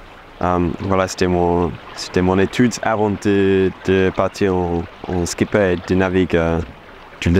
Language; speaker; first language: French; non-native, fluent; English